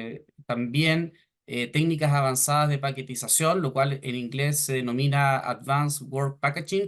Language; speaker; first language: Spanish; native; Spanish